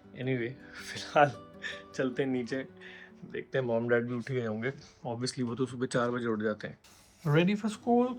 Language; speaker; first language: Hindi; native; Hindi